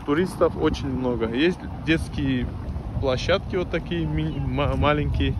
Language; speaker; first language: Russian; non-native, local second language; Turkish